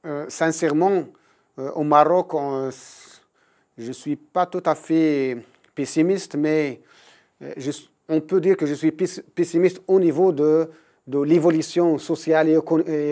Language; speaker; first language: French; non-native, local second language; Arabic